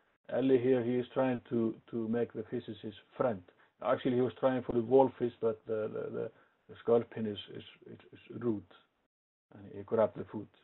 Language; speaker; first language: English; non-native, fluent; Icelandic